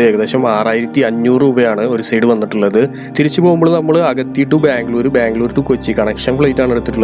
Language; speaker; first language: Malayalam; native; Malayalam